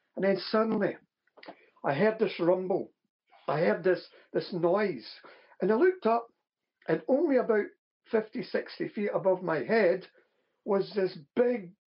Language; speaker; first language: English; native; English